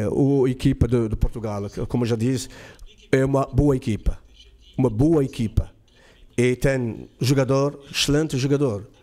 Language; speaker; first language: Portuguese; non-native, fluent; Arabic